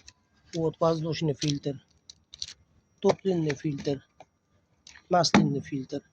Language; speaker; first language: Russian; non-native, local second language; Uzbek